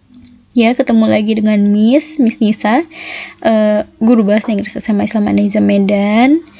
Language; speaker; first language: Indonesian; native; Indonesian